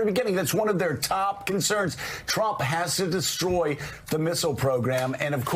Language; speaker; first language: English; native; English